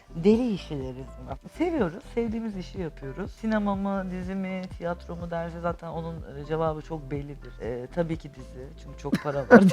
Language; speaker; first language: Turkish; native; Turkish